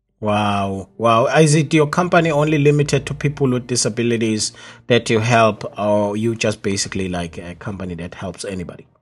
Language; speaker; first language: English; non-native, local second language; Zulu